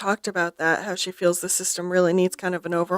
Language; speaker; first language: English; native; English